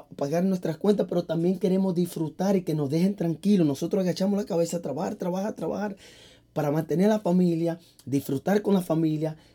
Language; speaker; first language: Spanish; early bilingual, heritage; Spanish